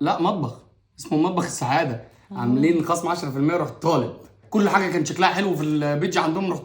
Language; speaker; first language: Arabic; native; Arabic